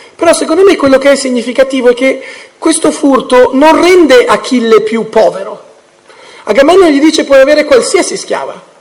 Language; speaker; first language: Italian; early bilingual, heritage; English